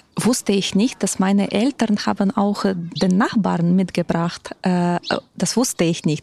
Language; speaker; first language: German; non-native, fluent; Ukrainian